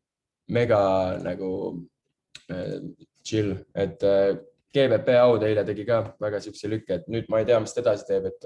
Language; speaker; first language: Estonian; native; Estonian